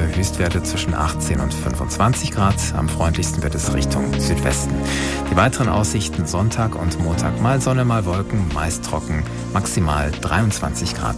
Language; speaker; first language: German; native; German